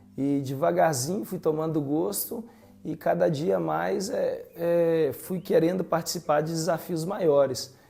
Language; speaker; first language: Portuguese; native; Portuguese